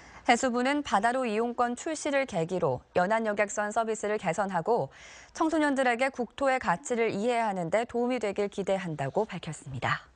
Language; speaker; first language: Korean; native; Korean